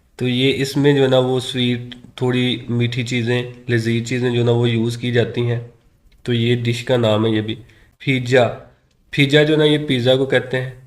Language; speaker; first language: Urdu; non-native, local second language; Punjabi